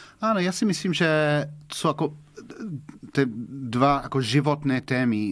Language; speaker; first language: Slovak; non-native, fluent; English